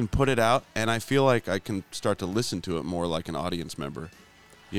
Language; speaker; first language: English; native; English